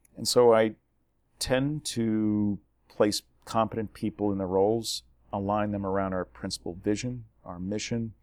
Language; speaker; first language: English; native; English